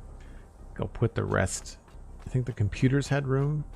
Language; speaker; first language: English; native; English